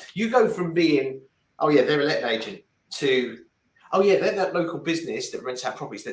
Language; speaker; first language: English; native; English